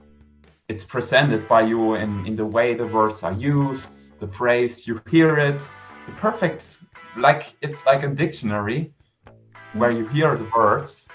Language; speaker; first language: English; non-native, fluent; German